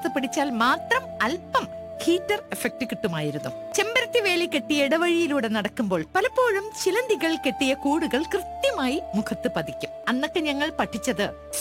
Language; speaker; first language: Malayalam; native; Malayalam